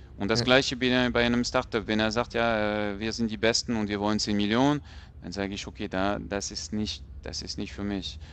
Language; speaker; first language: German; non-native, fluent; French